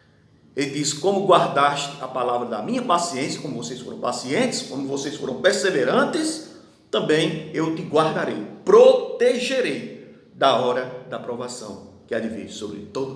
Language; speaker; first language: Portuguese; native; Portuguese